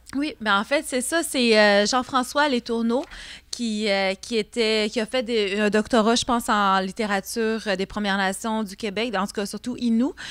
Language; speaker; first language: French; non-native, local second language; Innu-aimun